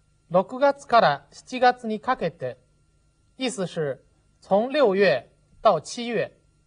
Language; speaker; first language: Japanese; non-native, fluent; Chinese